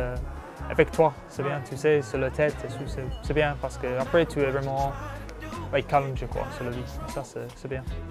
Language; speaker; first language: French; non-native, learner; English